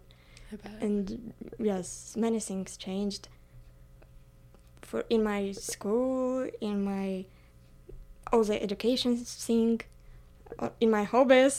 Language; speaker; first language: English; non-native, fluent; Ukrainian